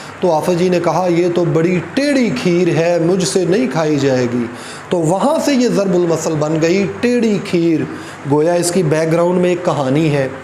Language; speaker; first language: Urdu; non-native, local second language; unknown